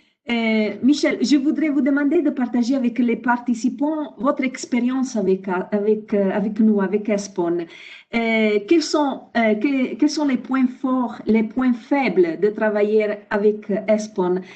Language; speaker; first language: French; non-native, fluent; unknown